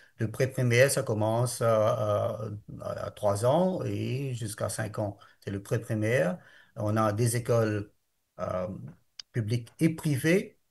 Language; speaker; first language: French; non-native, local second language; Morisyen